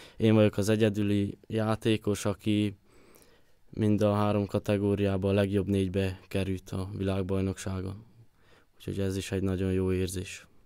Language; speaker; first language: Hungarian; native; Hungarian